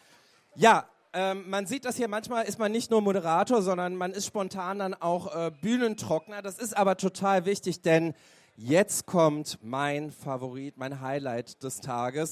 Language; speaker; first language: German; native; German